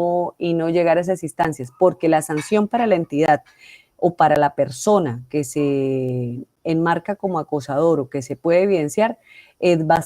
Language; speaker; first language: Spanish; native; Spanish